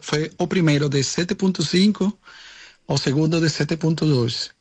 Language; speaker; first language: Portuguese; non-native, learner; Spanish